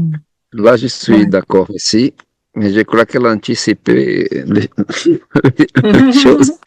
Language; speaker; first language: French; non-native, fluent; Portuguese